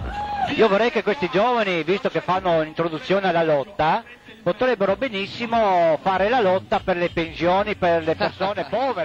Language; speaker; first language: Italian; native; Italian